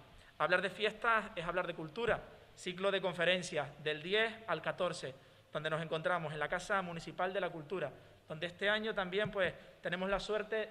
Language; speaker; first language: Spanish; native; Spanish